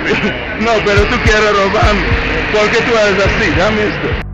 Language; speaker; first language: Spanish; non-native, learner; English